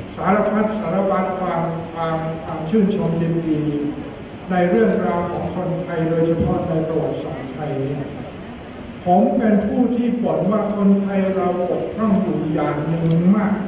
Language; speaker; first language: Thai; native; Thai